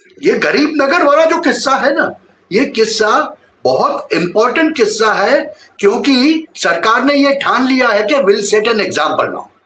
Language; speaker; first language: Hindi; non-native, local second language; Gujarati